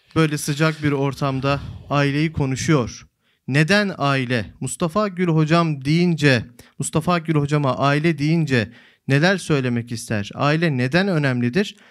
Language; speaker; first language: Turkish; native; Turkish